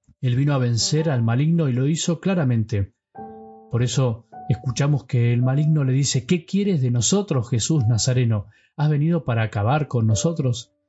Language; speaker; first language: Spanish; native; Spanish